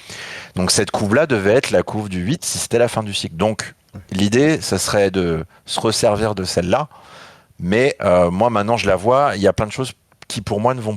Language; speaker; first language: French; native; French